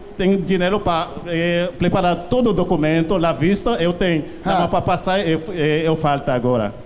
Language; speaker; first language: Portuguese; non-native, learner; Haitian Creole